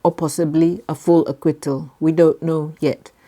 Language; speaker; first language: English; non-native, local second language; Malay